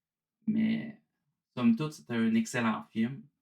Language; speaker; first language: French; native; French